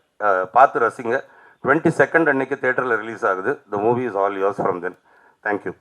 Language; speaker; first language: Tamil; native; Tamil